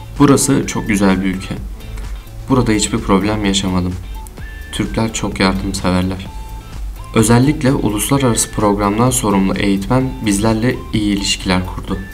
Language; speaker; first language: Turkish; non-native, learner; French